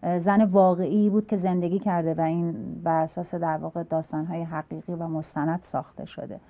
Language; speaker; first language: Persian; native; Persian